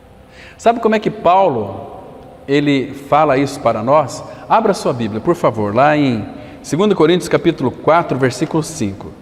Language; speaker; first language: Portuguese; native; Portuguese